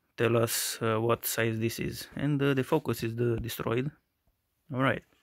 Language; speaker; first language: English; non-native, fluent; Romanian